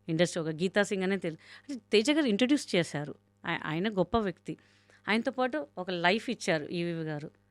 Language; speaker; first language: Telugu; non-native, local second language; Hindi